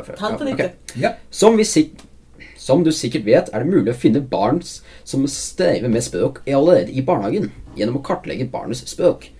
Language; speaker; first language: Norwegian; native; Norwegian